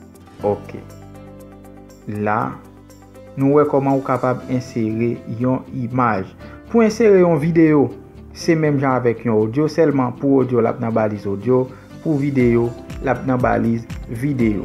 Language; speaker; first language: French; non-native, local second language; Haitian Creole